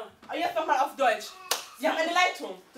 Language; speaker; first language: German; early bilingual, heritage; Lingala